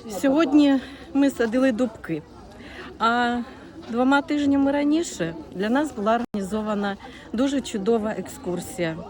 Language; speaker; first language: Ukrainian; non-native, local second language; Russian